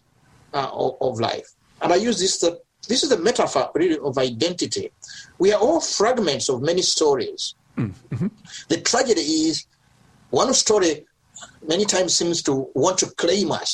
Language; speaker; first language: English; non-native, local second language; Ganda